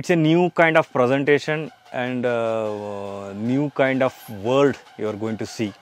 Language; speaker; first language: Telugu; non-native, learner; Kannada